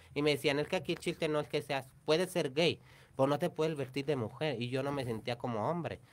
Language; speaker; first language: Spanish; native; Spanish